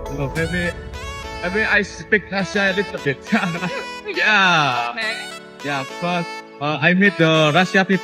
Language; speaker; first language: English; non-native, learner; Indonesian